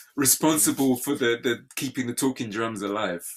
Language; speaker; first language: English; native; English